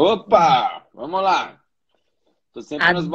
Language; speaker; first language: Portuguese; native; Portuguese